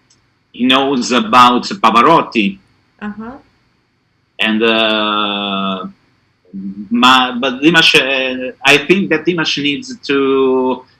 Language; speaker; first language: English; non-native, learner; Italian